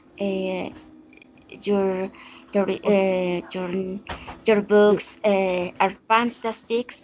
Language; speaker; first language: English; non-native, learner; Spanish